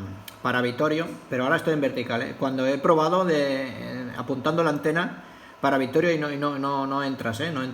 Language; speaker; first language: Spanish; non-native, local second language; Catalan